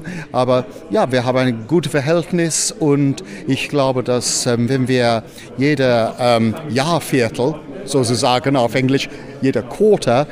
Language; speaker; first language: German; non-native, fluent; English